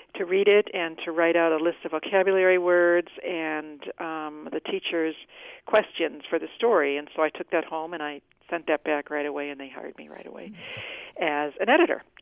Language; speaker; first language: English; native; English